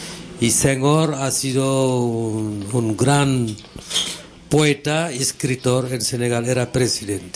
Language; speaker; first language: Spanish; non-native, fluent; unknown